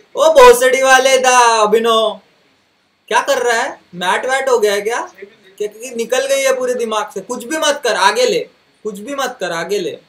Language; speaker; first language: Hindi; non-native, local second language; Marathi